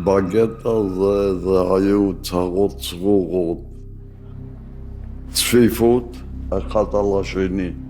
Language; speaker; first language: Hebrew; non-native, fluent; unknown